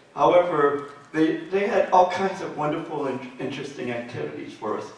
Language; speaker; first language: English; native; English